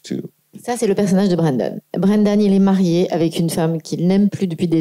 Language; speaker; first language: French; native; French